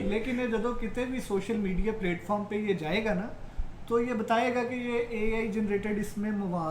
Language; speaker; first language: Hindi; non-native, local second language; Punjabi